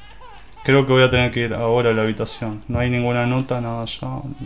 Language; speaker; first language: Spanish; native; Spanish